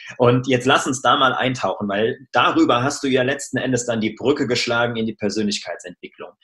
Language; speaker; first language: German; native; German